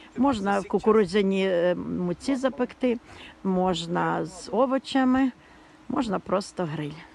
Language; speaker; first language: Ukrainian; native; Ukrainian